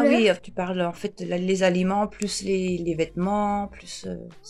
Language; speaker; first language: French; native; French